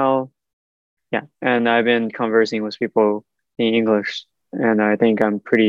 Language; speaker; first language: English; non-native, fluent; Chinese